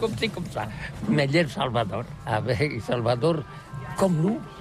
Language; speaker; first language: French; non-native, learner; Catalan